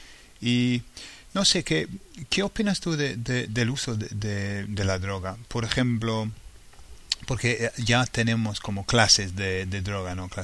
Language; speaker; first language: Spanish; non-native, fluent; English